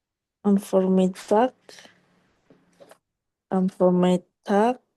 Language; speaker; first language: German; non-native, learner; Indonesian